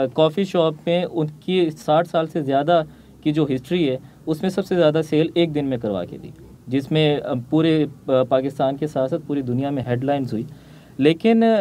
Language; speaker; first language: Urdu; non-native, local second language; Punjabi